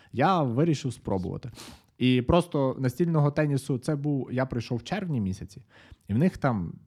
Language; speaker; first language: Ukrainian; native; Ukrainian